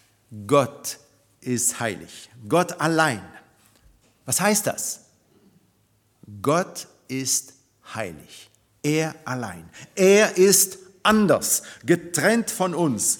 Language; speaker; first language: German; non-native, fluent; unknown